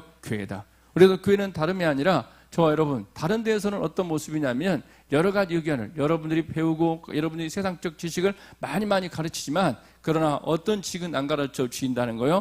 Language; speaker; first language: Korean; native; Korean